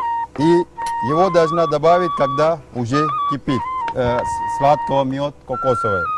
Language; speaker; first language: Russian; non-native, fluent; Sinhala